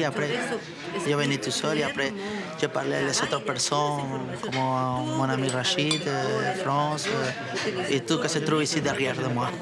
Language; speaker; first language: French; non-native, learner; Spanish